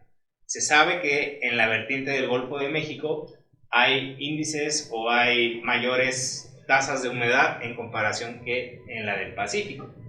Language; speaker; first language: Spanish; native; Spanish